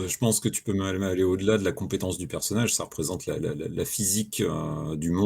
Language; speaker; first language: French; native; French